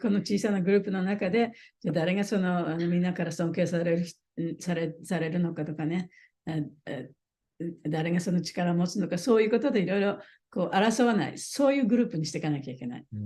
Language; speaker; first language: Japanese; native; Japanese